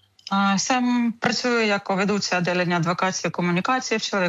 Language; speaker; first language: Czech; non-native, learner; Ukrainian